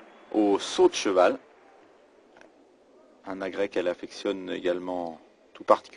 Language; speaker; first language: French; native; French